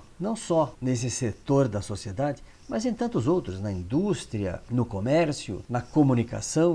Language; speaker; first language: Portuguese; native; Portuguese